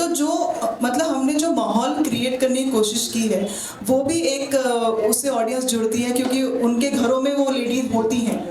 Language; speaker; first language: Hindi; native; Hindi